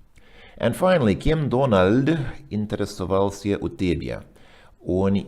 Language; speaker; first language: Russian; non-native, fluent; English